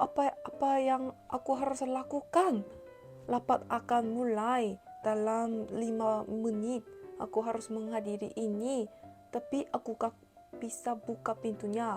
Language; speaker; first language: Indonesian; non-native, learner; Korean